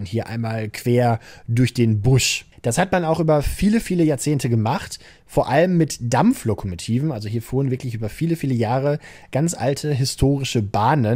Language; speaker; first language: German; native; German